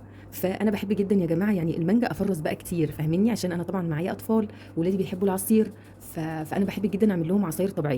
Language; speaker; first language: Arabic; native; Arabic